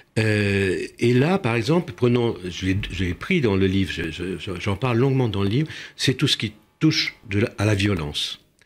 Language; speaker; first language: French; early bilingual, other home language; Romanian